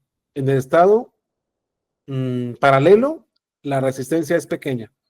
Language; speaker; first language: Spanish; native; Spanish